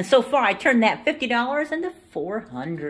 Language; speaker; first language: English; native; English